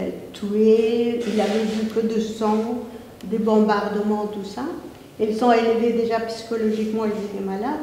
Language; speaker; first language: French; non-native, fluent; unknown